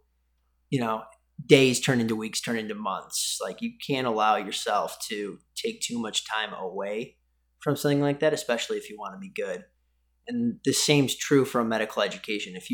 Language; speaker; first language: English; native; English